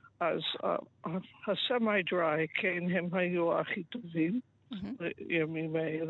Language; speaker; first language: Hebrew; non-native, fluent; English